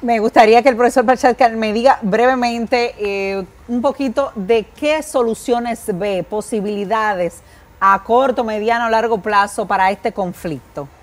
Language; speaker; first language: Spanish; native; Spanish